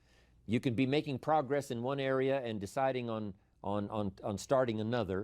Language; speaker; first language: English; native; English